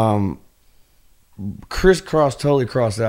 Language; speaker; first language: English; native; English